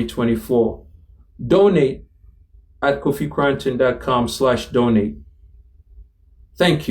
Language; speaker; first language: English; non-native, local second language; Akan